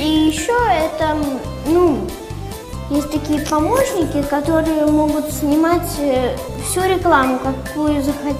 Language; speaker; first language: Russian; native; Russian